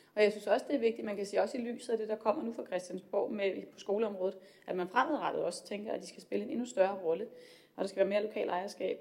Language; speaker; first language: Danish; native; Danish